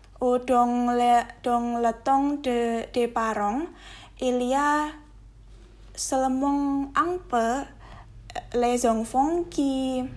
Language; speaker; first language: French; non-native, learner; Indonesian